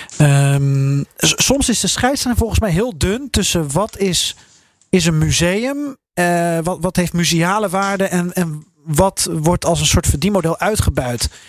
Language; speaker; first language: Dutch; native; Dutch